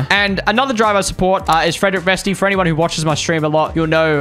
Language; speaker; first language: English; native; English